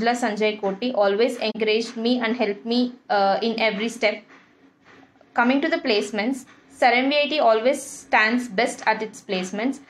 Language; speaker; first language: English; non-native, local second language; Telugu